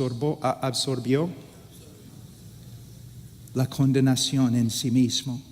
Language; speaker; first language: Spanish; non-native, fluent; English